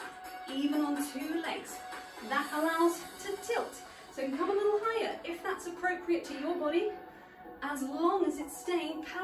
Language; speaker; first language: English; native; English